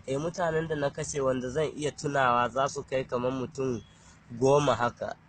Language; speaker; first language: Hausa; non-native, local second language; Fula